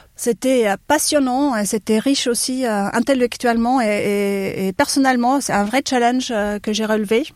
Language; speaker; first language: French; non-native, fluent; German